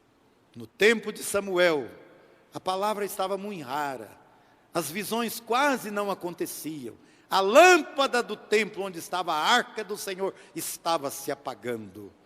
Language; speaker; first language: Portuguese; native; Portuguese